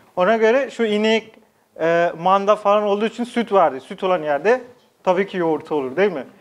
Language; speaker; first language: Turkish; non-native, fluent; Nepali